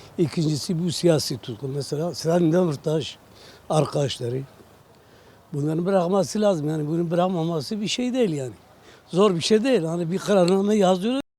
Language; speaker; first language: Turkish; non-native, local second language; Kurdish